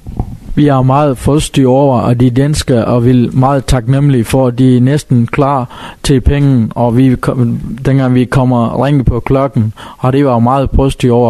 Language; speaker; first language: Danish; non-native, learner; Tamil